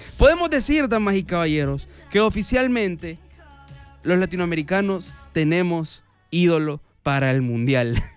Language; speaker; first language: Spanish; native; Spanish